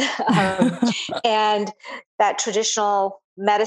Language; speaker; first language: English; native; English